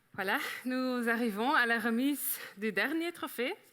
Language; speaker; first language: French; non-native, local second language; Dutch